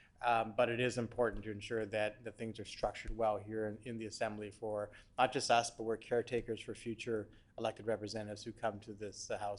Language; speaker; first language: English; native; English